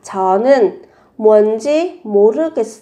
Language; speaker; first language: Korean; non-native, fluent; Vietnamese